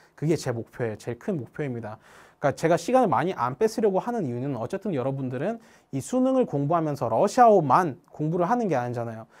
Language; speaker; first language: Korean; native; Korean